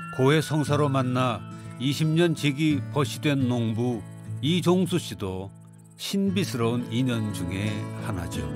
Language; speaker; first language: Korean; native; Korean